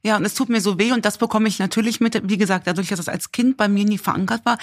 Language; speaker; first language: German; native; German